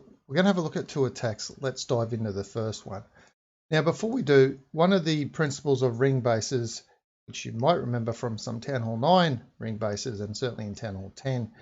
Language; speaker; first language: English; native; English